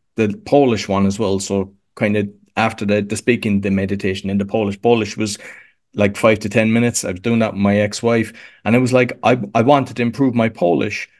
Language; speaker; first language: English; native; English